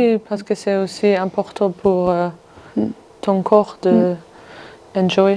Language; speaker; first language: French; non-native, fluent; German